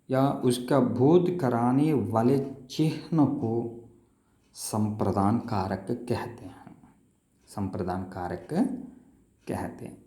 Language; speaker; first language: Hindi; non-native, local second language; Telugu